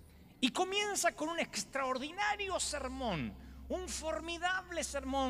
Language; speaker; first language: Spanish; native; Spanish